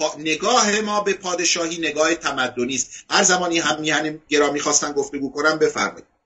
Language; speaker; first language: Persian; native; Persian